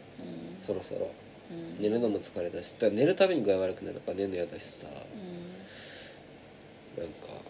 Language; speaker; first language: Japanese; native; Japanese